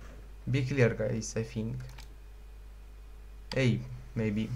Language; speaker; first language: English; non-native, learner; Romanian